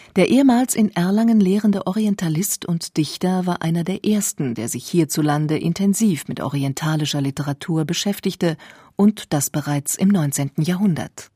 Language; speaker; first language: German; native; German